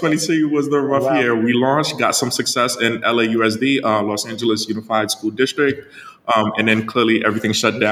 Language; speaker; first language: English; early bilingual, other home language; Haitian Creole